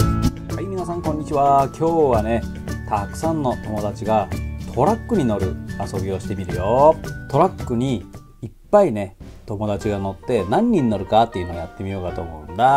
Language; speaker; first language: Japanese; native; Japanese